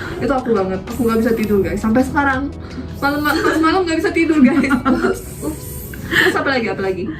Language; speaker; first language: Indonesian; early bilingual, other home language; Korean